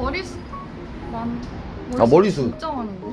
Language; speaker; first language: Korean; native; Korean